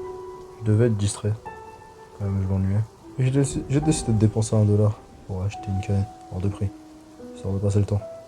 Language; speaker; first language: French; native; French